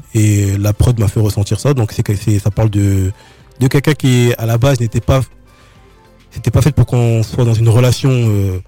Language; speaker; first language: French; native; French